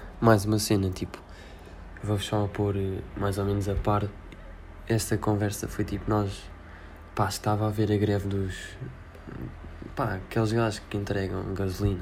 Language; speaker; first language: Portuguese; native; Portuguese